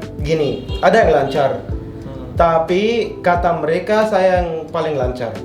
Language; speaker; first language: Indonesian; non-native, fluent; Arabic